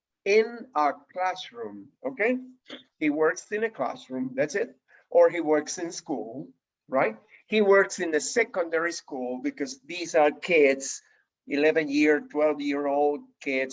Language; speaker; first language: English; non-native, fluent; Spanish